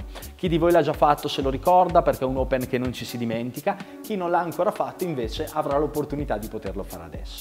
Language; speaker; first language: Italian; native; Italian